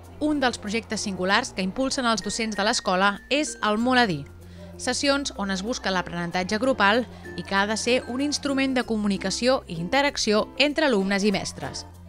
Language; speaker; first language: Catalan; native; Catalan